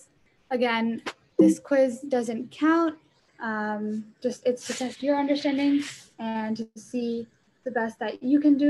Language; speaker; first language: English; early bilingual, other home language; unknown